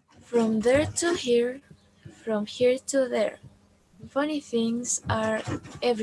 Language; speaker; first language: English; non-native, learner; Spanish